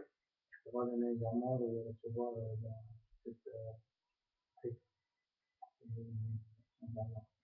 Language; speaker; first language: French; non-native, fluent; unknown